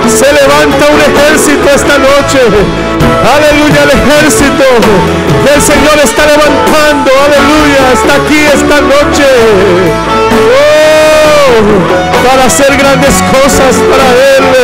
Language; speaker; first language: Spanish; native; Spanish